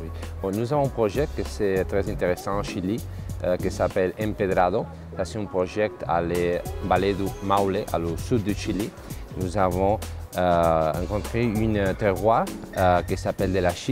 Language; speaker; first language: French; non-native, fluent; Spanish